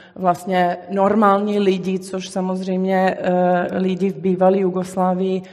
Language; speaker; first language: Czech; non-native, fluent; Serbian